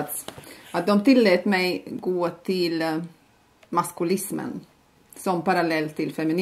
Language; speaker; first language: Swedish; non-native, fluent; Latvian